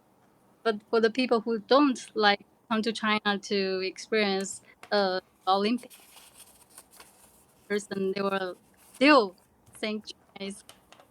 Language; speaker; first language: English; non-native, learner; Chinese